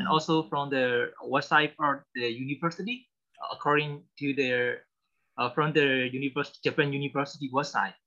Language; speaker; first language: English; non-native, learner; Burmese